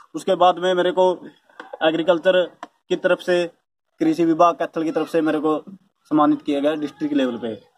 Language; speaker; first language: Hindi; native; Hindi